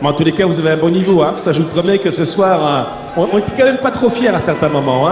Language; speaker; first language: French; native; French